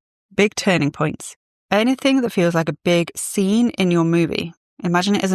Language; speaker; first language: English; native; English